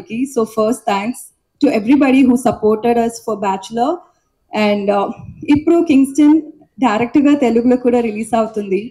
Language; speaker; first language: Telugu; non-native, learner; Tamil